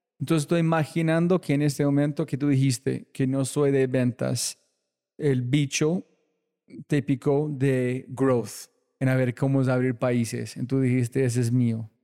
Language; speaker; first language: Spanish; non-native, fluent; English